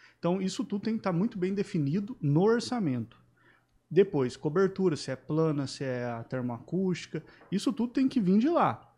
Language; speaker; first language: Portuguese; native; Portuguese